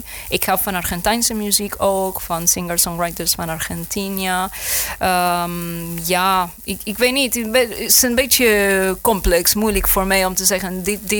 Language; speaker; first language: Dutch; non-native, learner; Spanish